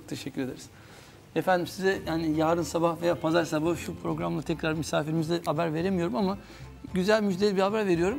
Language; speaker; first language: Turkish; native; Turkish